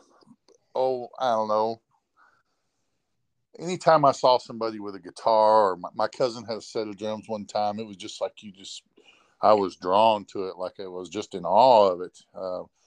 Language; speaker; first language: English; native; English